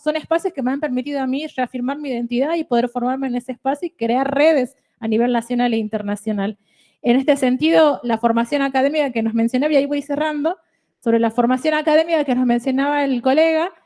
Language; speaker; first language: Spanish; native; Spanish